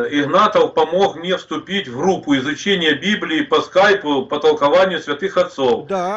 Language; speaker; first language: Russian; native; Russian